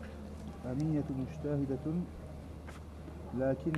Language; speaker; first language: Arabic; non-native, learner; French